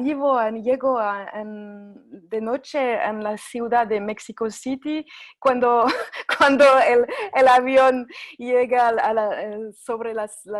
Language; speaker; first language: Spanish; non-native, fluent; French